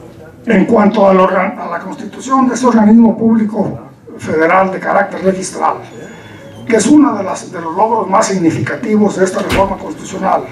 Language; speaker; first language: Spanish; native; Spanish